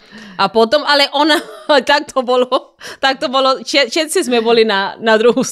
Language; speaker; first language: Slovak; non-native, learner; Spanish